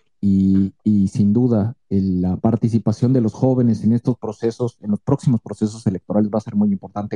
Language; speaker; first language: Spanish; native; Spanish